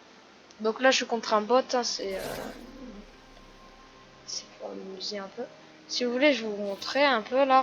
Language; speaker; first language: French; native; French